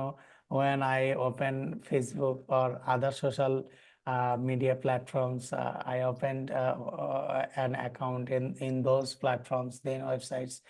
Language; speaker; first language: English; non-native, learner; Bangla